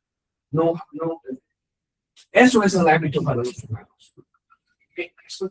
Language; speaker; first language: Spanish; non-native, learner; English